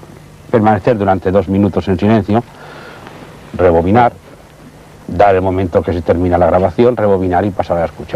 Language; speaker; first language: Spanish; native; Spanish